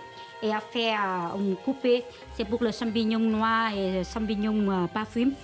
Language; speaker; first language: French; non-native, learner; Vietnamese